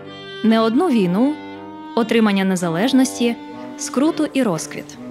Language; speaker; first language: Ukrainian; native; Ukrainian